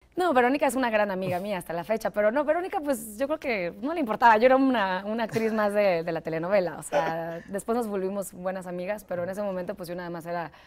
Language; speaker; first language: Spanish; native; Spanish